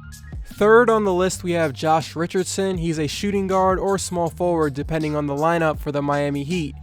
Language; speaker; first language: English; native; English